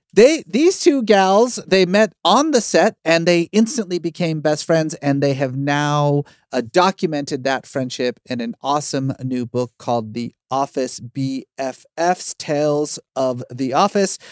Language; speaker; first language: English; native; English